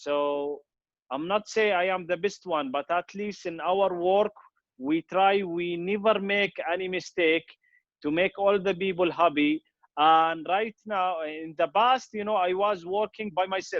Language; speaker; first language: English; non-native, fluent; Arabic